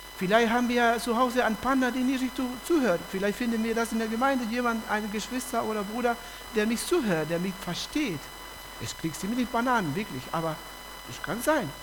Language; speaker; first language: German; non-native, fluent; Spanish